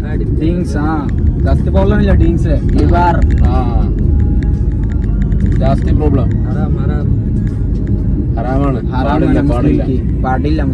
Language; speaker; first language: Malayalam; non-native, learner; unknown